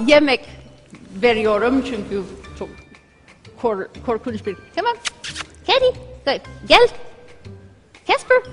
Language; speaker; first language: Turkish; non-native, learner; English